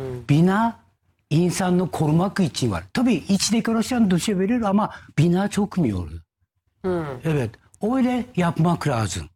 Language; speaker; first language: Turkish; non-native, fluent; Japanese